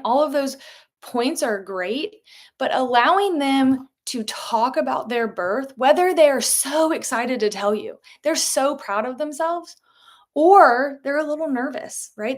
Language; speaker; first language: English; native; English